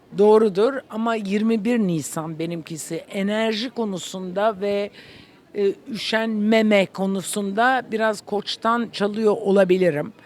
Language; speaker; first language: Turkish; native; Turkish